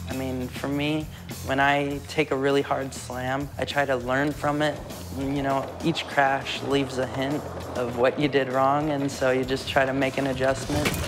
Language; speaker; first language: English; native; English